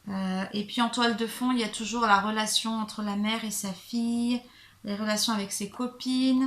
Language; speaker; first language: French; native; French